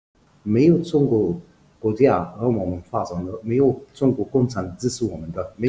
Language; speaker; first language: Chinese; non-native, learner; Arabic